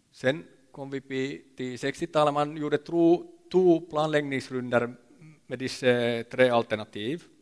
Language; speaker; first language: Swedish; non-native, local second language; Finnish